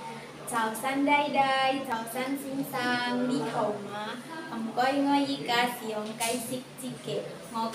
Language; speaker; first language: Cantonese; non-native, learner; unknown